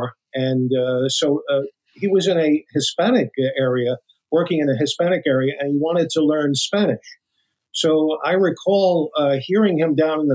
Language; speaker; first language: English; native; English